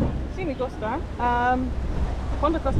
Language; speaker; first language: Spanish; non-native, learner; English